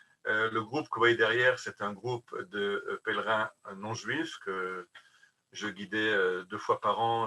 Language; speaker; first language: French; native; French